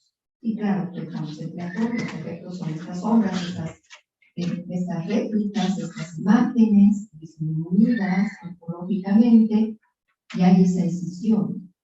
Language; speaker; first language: Spanish; native; Spanish